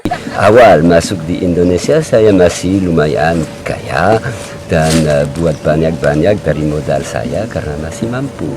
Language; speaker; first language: Indonesian; non-native, learner; French